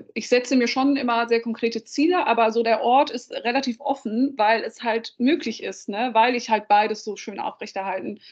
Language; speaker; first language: German; early bilingual, other home language; Dutch